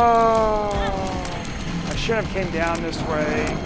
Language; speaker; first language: English; native; English